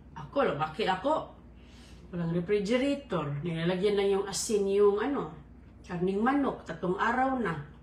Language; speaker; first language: Filipino; non-native, local second language; Cebuano